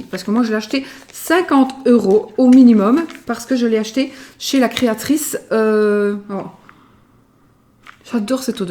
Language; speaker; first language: French; native; French